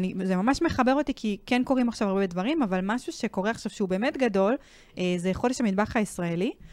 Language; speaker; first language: Hebrew; native; Hebrew